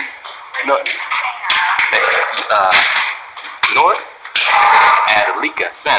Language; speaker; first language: Swedish; non-native, learner; English